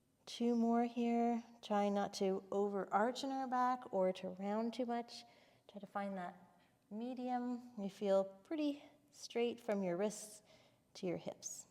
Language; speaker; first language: English; native; English